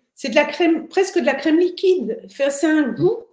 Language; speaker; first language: French; native; French